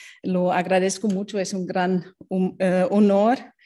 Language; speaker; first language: Spanish; non-native, fluent; German